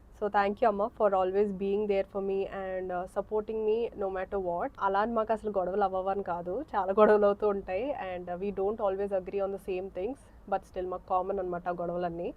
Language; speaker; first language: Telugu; early bilingual, heritage; Telugu